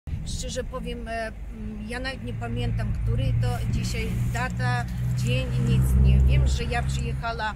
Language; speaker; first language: Polish; non-native, learner; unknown